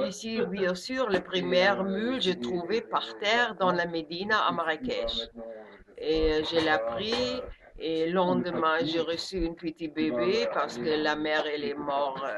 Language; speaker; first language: French; non-native, learner; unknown